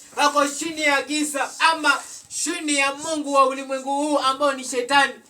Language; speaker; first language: Swahili; non-native, local second language; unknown